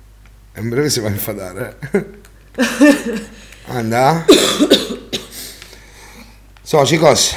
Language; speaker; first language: Spanish; non-native, fluent; Italian